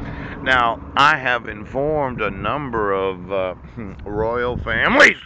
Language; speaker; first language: English; native; English